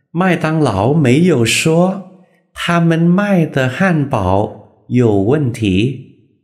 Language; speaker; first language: Chinese; non-native, fluent; Vietnamese